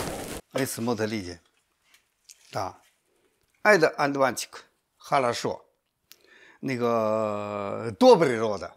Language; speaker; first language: Russian; non-native, learner; Chinese